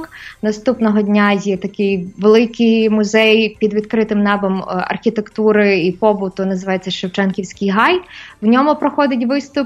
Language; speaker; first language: Ukrainian; native; Ukrainian